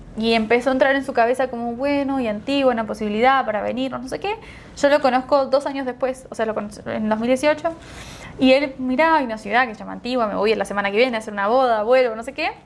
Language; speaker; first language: Spanish; native; Spanish